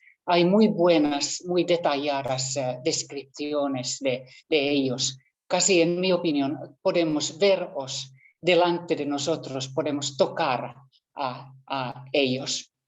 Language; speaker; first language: Spanish; non-native, fluent; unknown